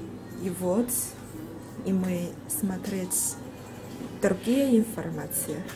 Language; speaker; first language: Russian; non-native, learner; Chinese